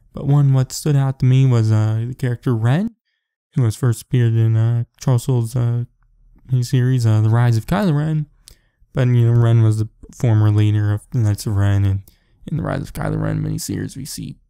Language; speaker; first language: English; native; English